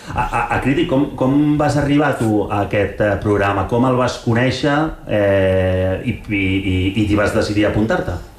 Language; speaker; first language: Catalan; native; Catalan